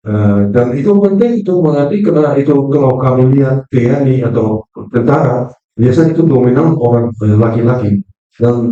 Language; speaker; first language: Indonesian; non-native, fluent; Dutch